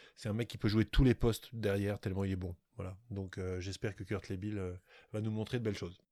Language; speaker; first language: French; native; French